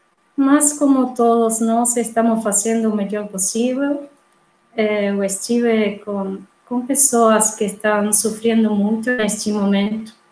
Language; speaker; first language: Portuguese; non-native, fluent; Spanish